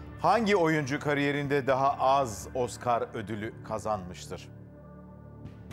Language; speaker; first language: Turkish; native; Turkish